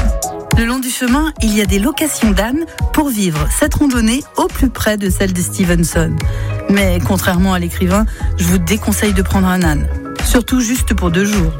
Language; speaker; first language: French; native; French